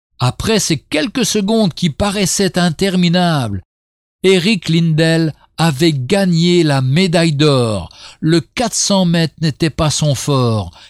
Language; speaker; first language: French; native; French